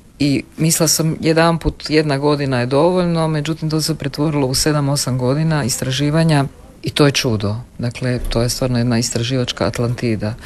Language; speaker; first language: Croatian; native; Croatian